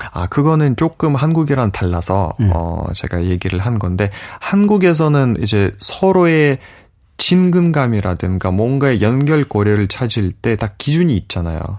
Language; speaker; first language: Korean; non-native, fluent; Russian